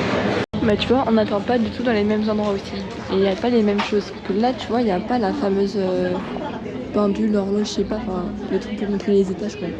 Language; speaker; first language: French; native; French